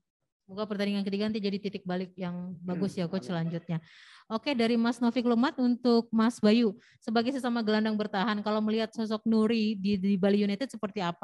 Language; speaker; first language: Indonesian; native; Indonesian